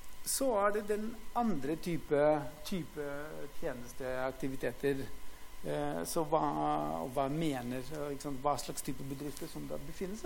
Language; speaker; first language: Norwegian; non-native, fluent; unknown